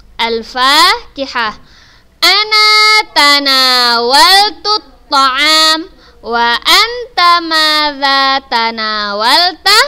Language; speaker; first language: Arabic; non-native, fluent; Indonesian